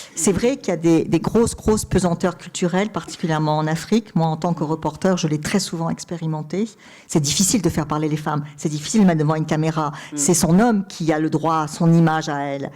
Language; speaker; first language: French; native; French